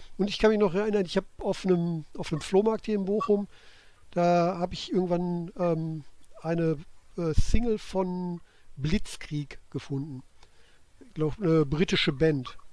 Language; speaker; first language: German; native; German